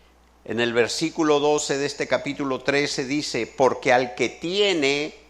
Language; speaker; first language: Spanish; native; Spanish